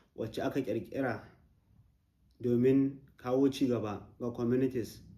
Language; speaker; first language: Hausa; native; Hausa